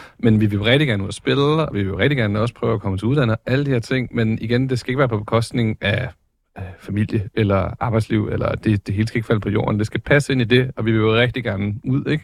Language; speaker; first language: Danish; native; Danish